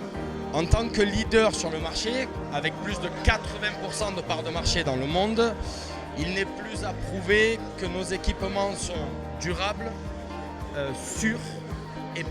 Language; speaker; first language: French; native; French